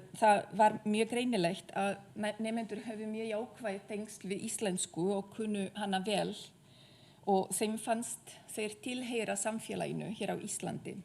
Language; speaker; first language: Icelandic; non-native, fluent; Czech